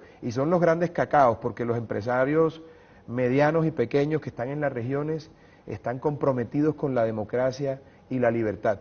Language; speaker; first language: Spanish; native; Spanish